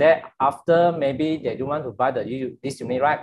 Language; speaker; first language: English; non-native, local second language; Chinese